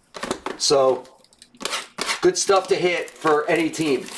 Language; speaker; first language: English; native; English